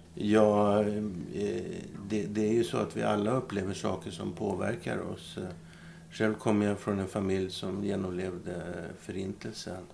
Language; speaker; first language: Swedish; native; Swedish